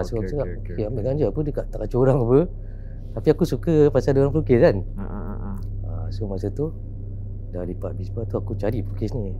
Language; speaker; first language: Malay; native; Malay